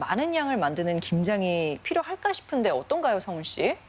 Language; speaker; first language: Korean; native; Korean